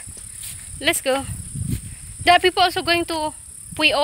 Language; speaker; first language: English; non-native, learner; Indonesian